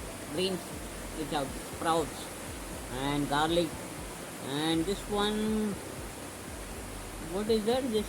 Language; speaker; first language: English; non-native, local second language; Tamil